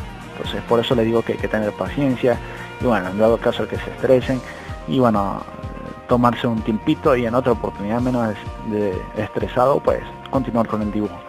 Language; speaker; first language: Spanish; native; Spanish